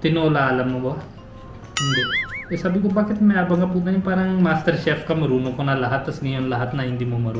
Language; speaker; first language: Filipino; non-native, learner; Hindi